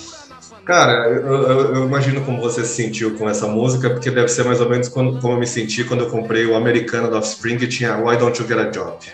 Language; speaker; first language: Portuguese; native; Portuguese